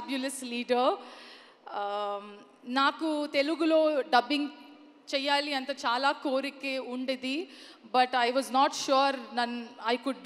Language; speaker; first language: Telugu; non-native, local second language; Kannada